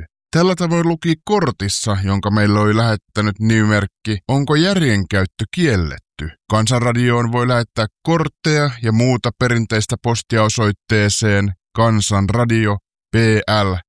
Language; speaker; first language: Finnish; native; Finnish